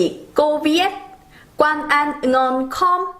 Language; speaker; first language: Vietnamese; non-native, fluent; Korean